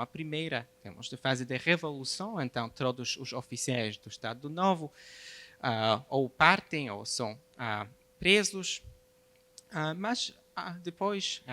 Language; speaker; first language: Portuguese; non-native, fluent; Polish